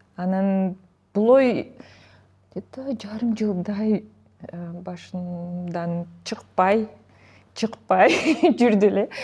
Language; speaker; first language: Kyrgyz; non-native, local second language; Russian